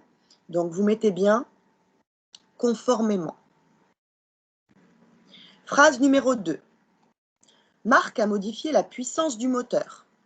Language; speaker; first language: French; non-native, local second language; Arabic